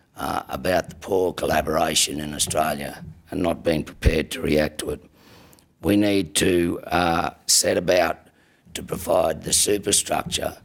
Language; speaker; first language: English; native; English